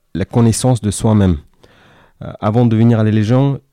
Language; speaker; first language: French; non-native, fluent; Kyrgyz